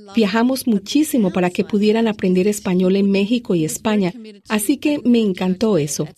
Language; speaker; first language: Spanish; non-native, fluent; English